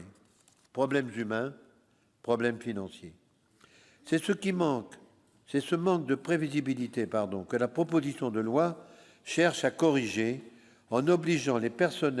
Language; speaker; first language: French; native; French